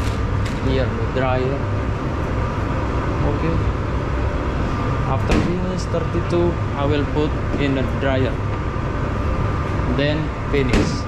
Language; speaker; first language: English; non-native, learner; Indonesian